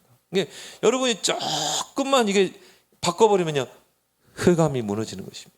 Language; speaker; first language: Korean; native; Korean